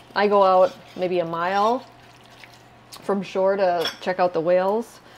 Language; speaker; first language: English; native; English